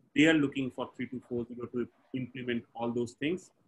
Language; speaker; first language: English; non-native, local second language; Bangla